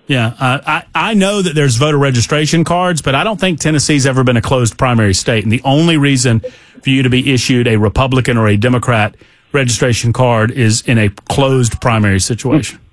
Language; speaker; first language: English; native; English